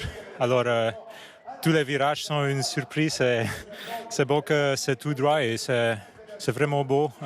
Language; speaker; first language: French; non-native, fluent; Dutch